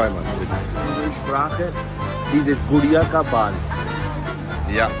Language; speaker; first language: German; non-native, fluent; Urdu